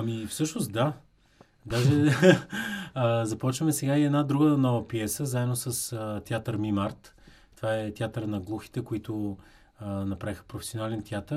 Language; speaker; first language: Bulgarian; native; Bulgarian